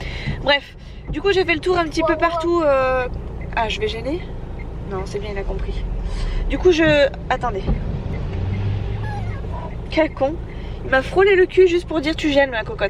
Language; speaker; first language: French; native; French